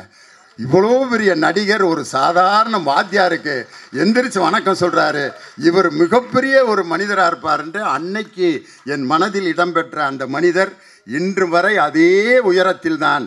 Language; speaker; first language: Tamil; native; Tamil